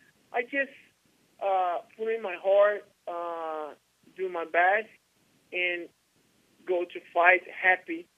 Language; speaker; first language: English; non-native, learner; Portuguese